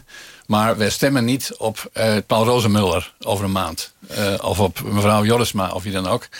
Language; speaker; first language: Dutch; native; Dutch